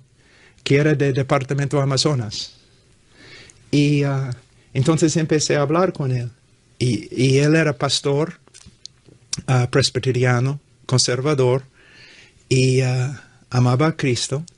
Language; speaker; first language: Spanish; non-native, fluent; English